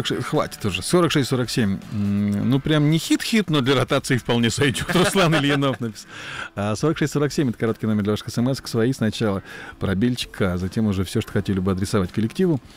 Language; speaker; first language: Russian; native; Russian